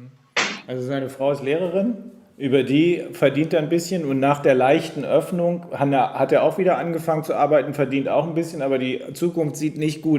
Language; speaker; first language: German; native; German